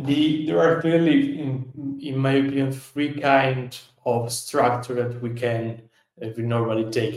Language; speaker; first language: English; non-native, fluent; Italian